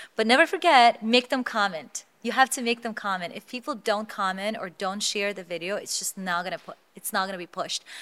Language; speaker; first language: English; non-native, fluent; Azerbaijani